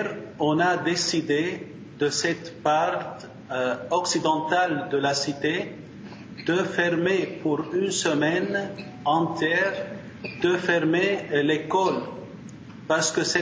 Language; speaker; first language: French; non-native, learner; Arabic